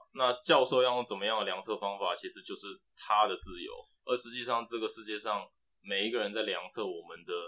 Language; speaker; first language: Chinese; native; Chinese